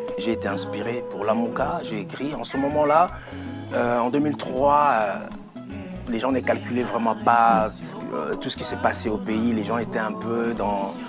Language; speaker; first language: French; non-native, local second language; Lingala